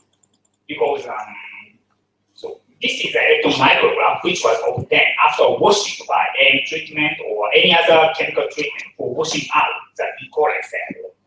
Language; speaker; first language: English; non-native, fluent; Japanese